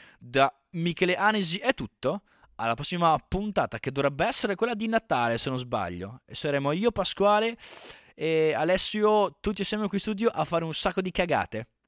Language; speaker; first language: Italian; native; Italian